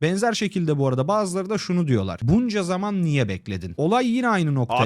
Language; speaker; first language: Turkish; native; Turkish